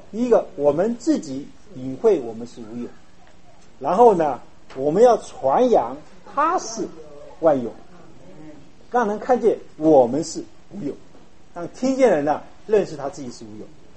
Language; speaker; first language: Chinese; native; Chinese